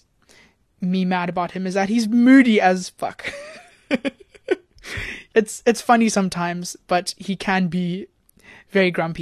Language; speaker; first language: English; native; English